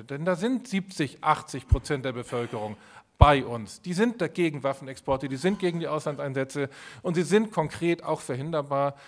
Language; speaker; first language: German; native; German